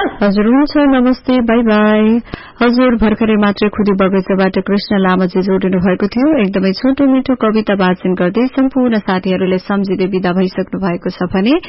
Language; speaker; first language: Nepali; native; Nepali